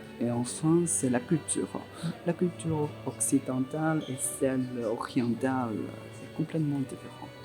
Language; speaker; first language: French; non-native, learner; Chinese